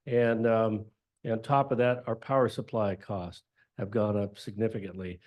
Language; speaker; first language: English; native; English